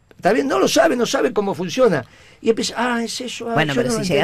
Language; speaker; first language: Spanish; native; Spanish